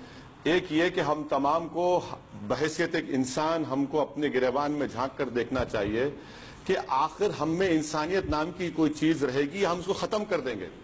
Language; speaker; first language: Urdu; native; Urdu